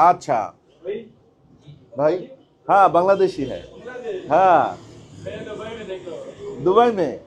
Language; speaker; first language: Hindi; non-native, learner; Bangla